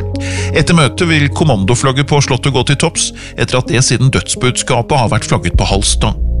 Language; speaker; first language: Norwegian; native; Norwegian